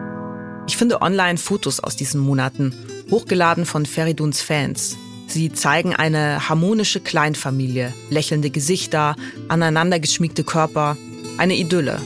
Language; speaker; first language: German; native; German